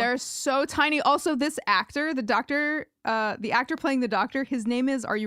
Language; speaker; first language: English; native; English